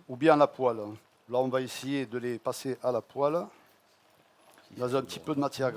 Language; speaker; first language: French; native; French